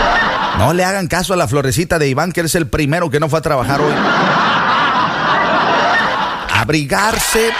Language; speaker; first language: Spanish; native; Spanish